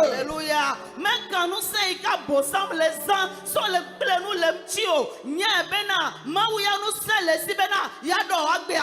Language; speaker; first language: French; non-native, local second language; Ewe